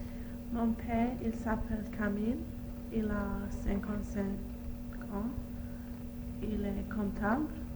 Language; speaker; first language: French; non-native, learner; Arabic